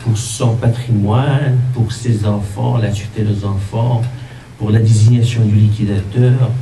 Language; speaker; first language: French; non-native, local second language; Arabic